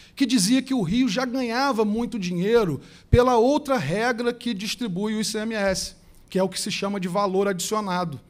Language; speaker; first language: Portuguese; native; Portuguese